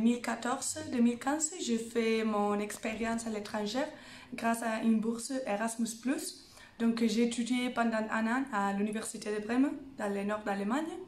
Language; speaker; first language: French; non-native, fluent; Spanish